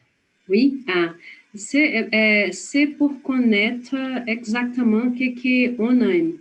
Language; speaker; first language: French; non-native, fluent; Portuguese